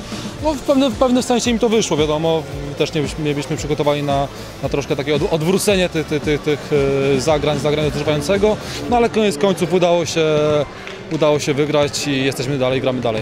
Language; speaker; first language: Polish; native; Polish